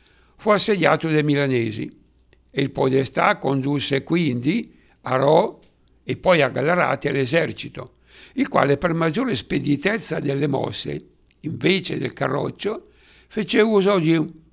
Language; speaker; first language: Italian; native; Italian